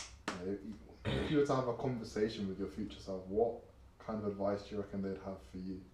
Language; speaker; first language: English; native; English